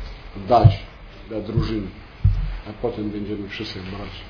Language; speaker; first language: Polish; non-native, fluent; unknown